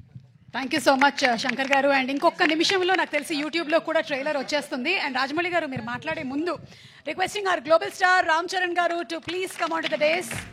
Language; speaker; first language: Telugu; native; Telugu